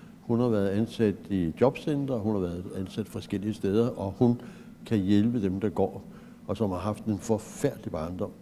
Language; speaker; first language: Danish; native; Danish